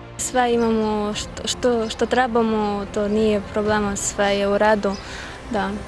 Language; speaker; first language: Croatian; non-native, learner; Ukrainian